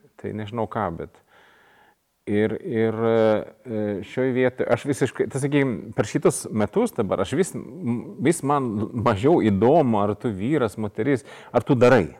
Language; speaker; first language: Lithuanian; non-native, fluent; Swedish